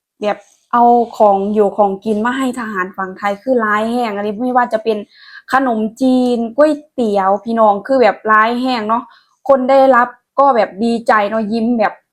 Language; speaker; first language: Thai; non-native, local second language; Lao